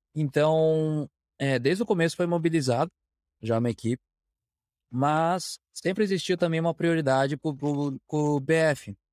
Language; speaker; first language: Portuguese; native; Portuguese